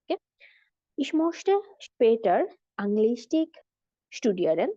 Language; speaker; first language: German; non-native, fluent; Bangla